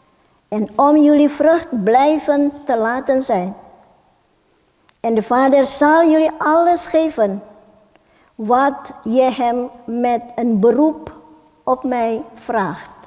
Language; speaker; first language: Dutch; non-native, fluent; Indonesian